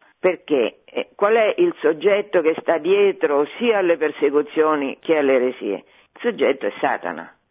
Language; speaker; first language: Italian; native; Italian